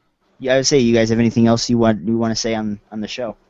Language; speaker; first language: English; native; English